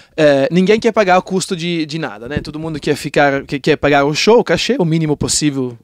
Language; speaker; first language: Portuguese; non-native, fluent; Italian